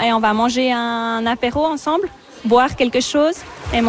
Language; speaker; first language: French; native; French